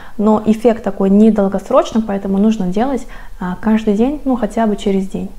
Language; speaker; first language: Russian; non-native, fluent; Korean